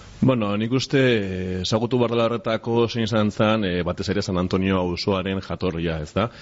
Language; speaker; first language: Basque; non-native, local second language; Spanish